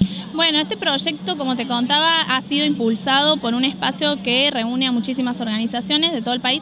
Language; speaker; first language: Spanish; native; Spanish